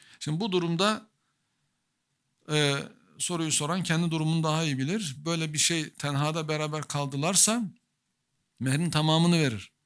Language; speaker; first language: Turkish; native; Turkish